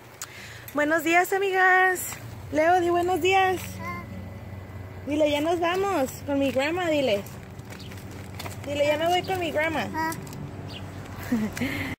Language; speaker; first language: Spanish; native; Spanish